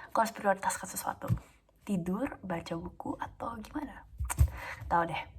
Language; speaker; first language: Indonesian; native; Indonesian